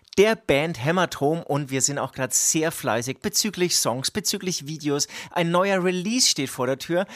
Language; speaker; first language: German; native; German